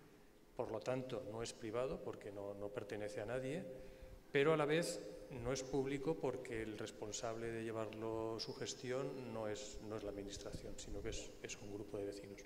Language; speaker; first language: Spanish; native; Spanish